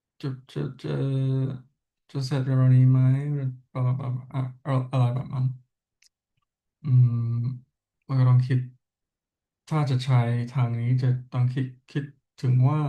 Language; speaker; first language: Thai; non-native, learner; English